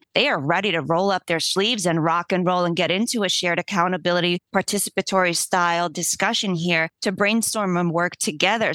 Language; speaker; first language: English; early bilingual, other home language; Polish